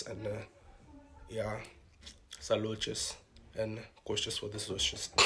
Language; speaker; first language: Dutch; non-native, local second language; Portuguese